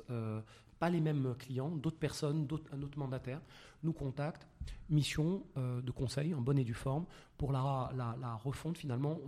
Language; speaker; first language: French; native; French